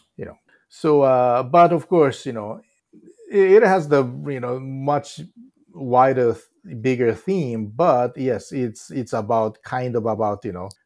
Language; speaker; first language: English; non-native, fluent; Japanese